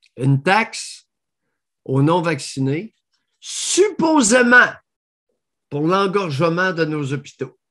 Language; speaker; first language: French; native; French